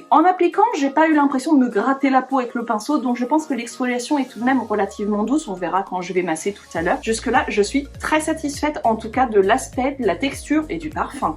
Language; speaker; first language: French; native; French